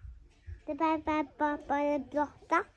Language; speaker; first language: Swedish; early bilingual, other home language; Mongolian